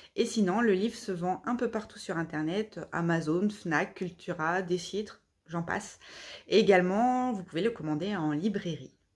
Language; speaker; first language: French; native; French